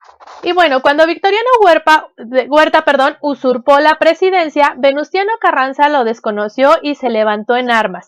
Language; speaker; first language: Spanish; native; Spanish